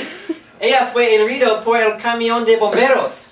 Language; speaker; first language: Spanish; non-native, learner; English